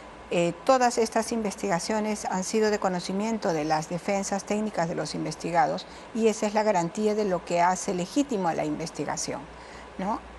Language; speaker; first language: Spanish; native; Spanish